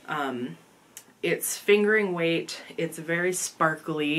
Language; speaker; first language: English; native; English